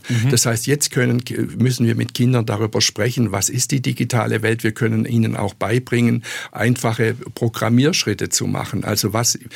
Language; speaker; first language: German; native; German